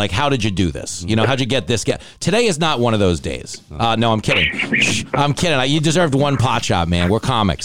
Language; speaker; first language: English; native; English